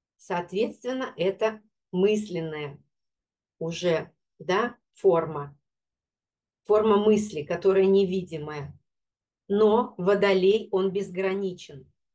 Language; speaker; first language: Russian; native; Russian